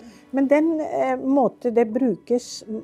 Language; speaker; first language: Norwegian; non-native, fluent; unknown